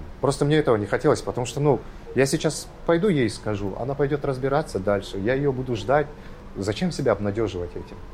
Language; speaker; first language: Russian; non-native, local second language; Kazakh